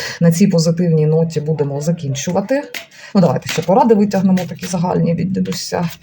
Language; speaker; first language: Ukrainian; non-native, local second language; Russian